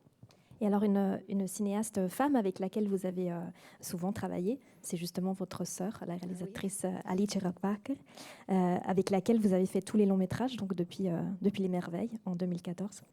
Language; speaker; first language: French; native; French